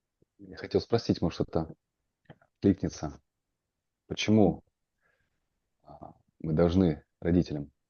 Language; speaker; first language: Russian; native; Russian